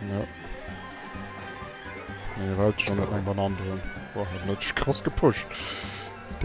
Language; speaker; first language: German; non-native, local second language; Luxembourgish